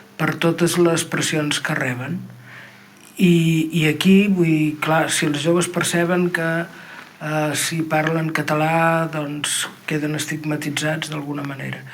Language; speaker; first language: Catalan; native; Catalan